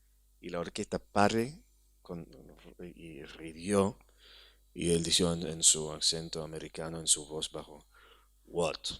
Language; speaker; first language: Spanish; non-native, fluent; Hebrew